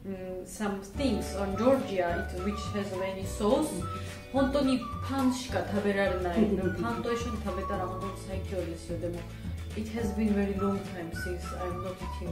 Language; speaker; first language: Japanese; non-native, learner; Georgian